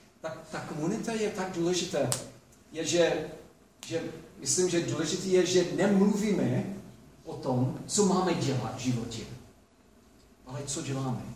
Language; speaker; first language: Czech; non-native, fluent; English